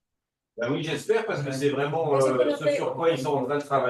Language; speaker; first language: French; native; French